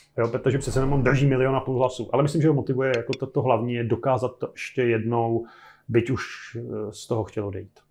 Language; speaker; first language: Czech; native; Czech